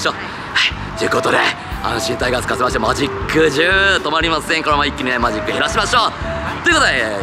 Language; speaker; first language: Japanese; native; Japanese